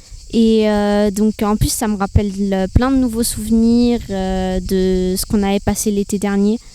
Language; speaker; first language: French; early bilingual, other home language; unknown